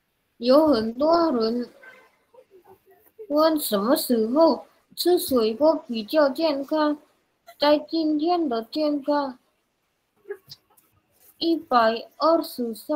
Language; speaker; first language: Chinese; non-native, learner; Indonesian